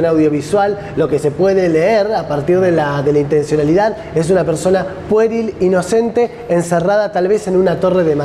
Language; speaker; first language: Spanish; native; Spanish